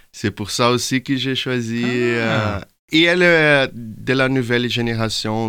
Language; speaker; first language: French; non-native, fluent; Portuguese